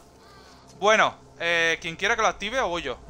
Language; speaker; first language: Spanish; native; Spanish